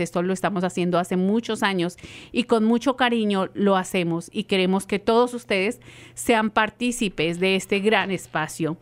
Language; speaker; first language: Spanish; native; Spanish